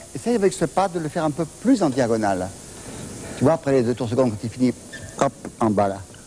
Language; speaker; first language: French; native; French